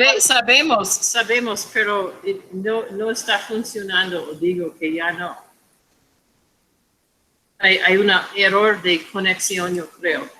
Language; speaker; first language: Spanish; non-native, fluent; English